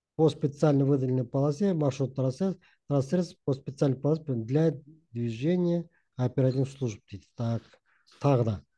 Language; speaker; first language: Russian; non-native, local second language; Kazakh